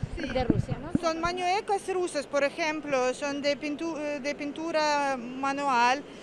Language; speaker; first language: Spanish; non-native, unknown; Russian